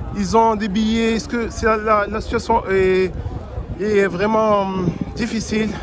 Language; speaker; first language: French; non-native, local second language; Arabic